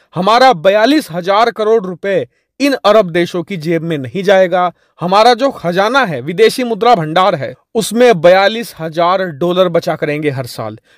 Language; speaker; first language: Hindi; native; Hindi